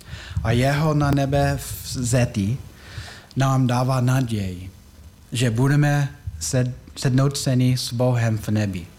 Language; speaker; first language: Czech; non-native, learner; English